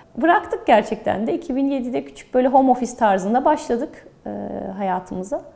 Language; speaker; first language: Turkish; early bilingual, heritage; Turkish